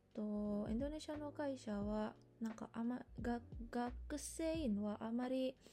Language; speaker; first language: Japanese; non-native, fluent; Indonesian